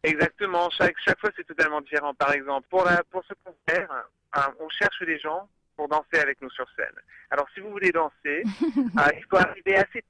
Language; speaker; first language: French; early bilingual, other home language; English